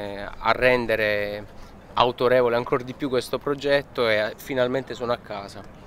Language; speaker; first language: Italian; native; Italian